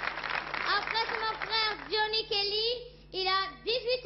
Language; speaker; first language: French; non-native, learner; English